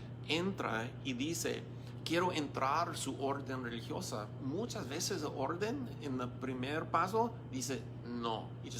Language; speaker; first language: Spanish; non-native, learner; English